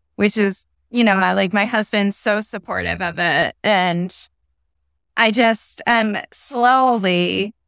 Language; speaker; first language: English; native; English